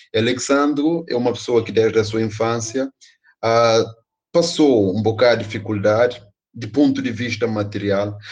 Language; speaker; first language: Portuguese; non-native, local second language; Kabuverdianu